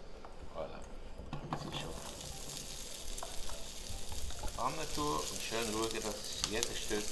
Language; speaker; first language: German; non-native, local second language; French